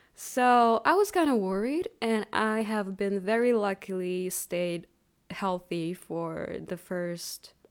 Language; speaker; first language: English; non-native, fluent; Chinese